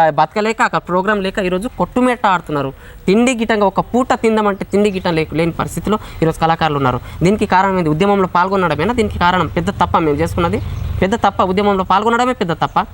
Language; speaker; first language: Telugu; non-native, local second language; Lambadi